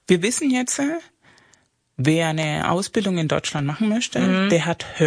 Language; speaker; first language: German; early bilingual, other home language; Spanish